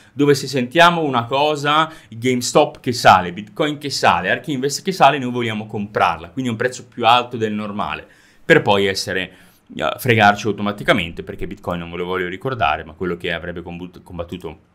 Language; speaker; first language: Italian; native; Italian